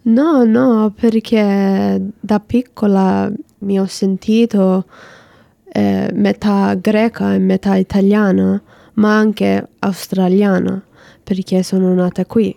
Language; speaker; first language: Italian; non-native, learner; English